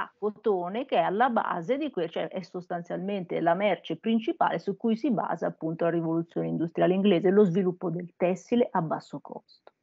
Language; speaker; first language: Italian; native; Italian